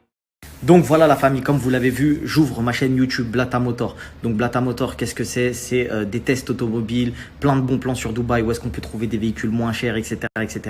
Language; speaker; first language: French; native; French